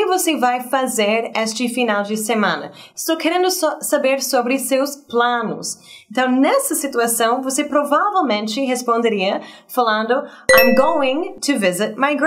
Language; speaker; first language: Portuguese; non-native, fluent; English